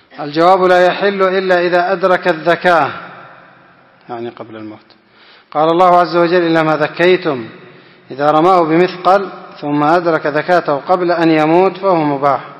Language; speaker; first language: Arabic; non-native, fluent; Indonesian